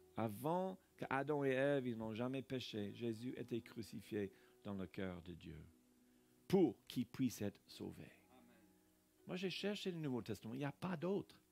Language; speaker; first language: French; non-native, fluent; English